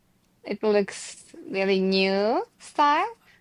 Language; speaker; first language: English; non-native, learner; Japanese